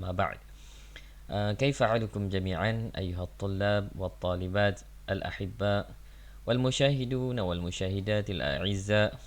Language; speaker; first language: Arabic; non-native, fluent; Malay